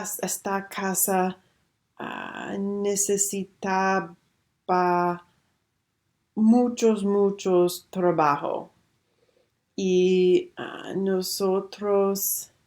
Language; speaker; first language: Spanish; non-native, learner; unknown